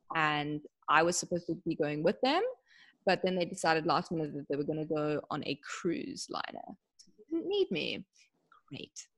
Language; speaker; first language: English; native; English